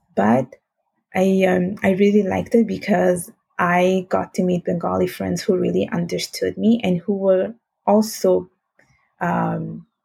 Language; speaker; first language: English; non-native, fluent; Italian